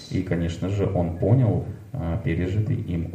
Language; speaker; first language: Russian; native; Russian